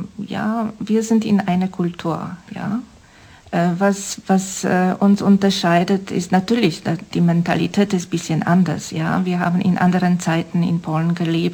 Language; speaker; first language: German; non-native, fluent; Polish